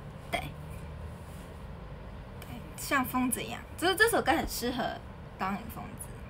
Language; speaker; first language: Chinese; native; Chinese